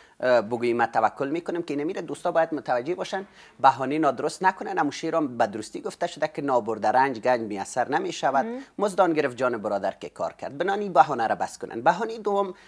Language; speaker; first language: Persian; native; Persian